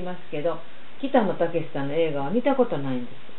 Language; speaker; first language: Japanese; native; Japanese